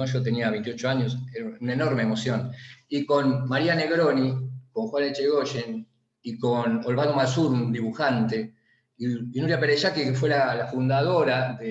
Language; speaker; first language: Spanish; native; Spanish